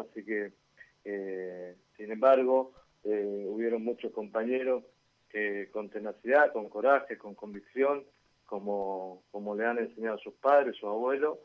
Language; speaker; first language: Spanish; native; Spanish